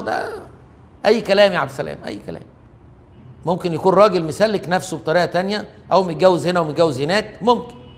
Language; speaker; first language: Arabic; native; Arabic